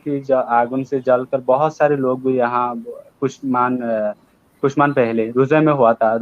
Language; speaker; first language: Hindi; non-native, learner; Rohingya